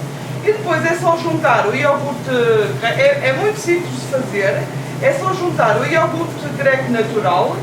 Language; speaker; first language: Portuguese; early bilingual, heritage; Portuguese